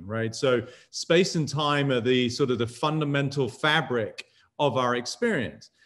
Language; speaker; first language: English; native; English